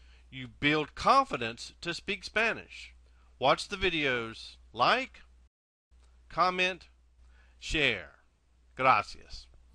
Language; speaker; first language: English; native; English